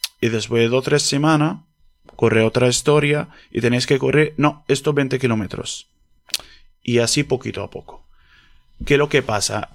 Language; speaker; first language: Spanish; non-native, fluent; Arabic